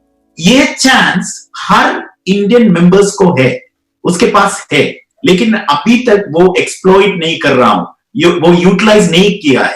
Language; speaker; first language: Hindi; non-native, local second language; Malayalam